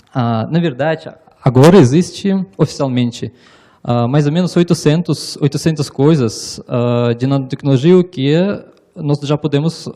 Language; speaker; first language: Portuguese; non-native, learner; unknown